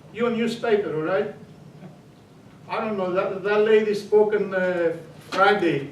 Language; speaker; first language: English; non-native, learner; Greek